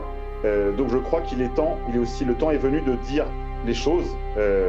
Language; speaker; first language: French; native; French